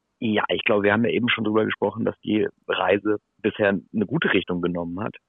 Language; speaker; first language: German; native; German